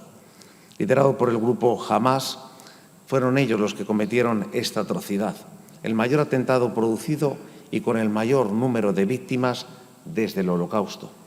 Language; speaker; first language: Spanish; native; Spanish